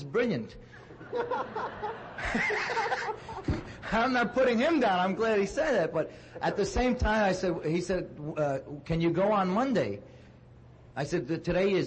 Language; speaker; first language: English; native; English